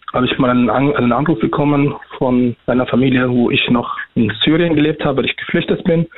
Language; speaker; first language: German; non-native, fluent; Arabic